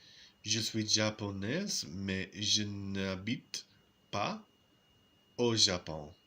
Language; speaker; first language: French; non-native, learner; English